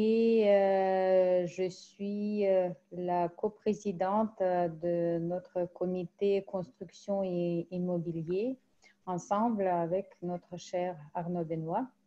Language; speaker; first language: French; non-native, fluent; Russian